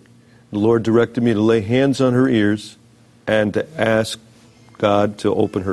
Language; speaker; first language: English; native; English